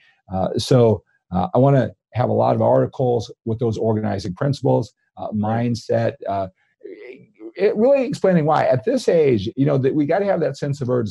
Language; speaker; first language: English; native; English